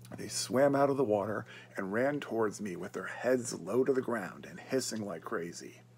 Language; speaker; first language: English; native; English